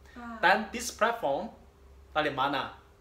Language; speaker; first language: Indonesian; non-native, learner; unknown